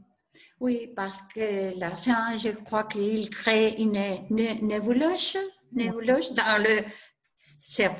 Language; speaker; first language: French; non-native, learner; Spanish